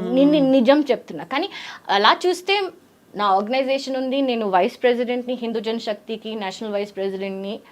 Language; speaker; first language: Telugu; early bilingual, heritage; Telugu